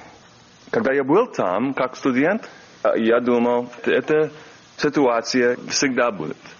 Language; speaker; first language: Russian; non-native, learner; English